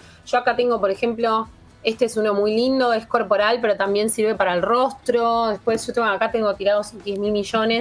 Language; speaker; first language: Spanish; native; Spanish